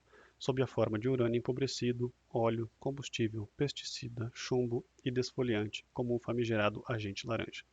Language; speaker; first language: Portuguese; native; Portuguese